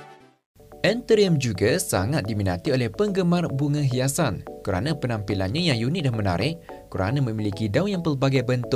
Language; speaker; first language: Malay; native; Malay